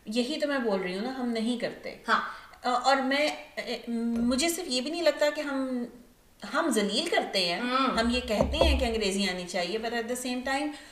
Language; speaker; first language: Urdu; native; Urdu